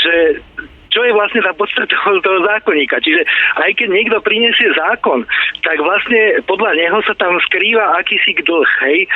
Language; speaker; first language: Slovak; native; Slovak